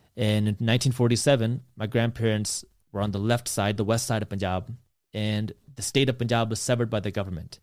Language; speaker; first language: English; early bilingual, other home language; Punjabi